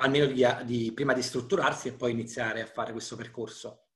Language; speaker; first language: Italian; native; Italian